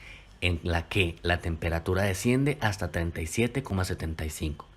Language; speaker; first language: Spanish; native; Spanish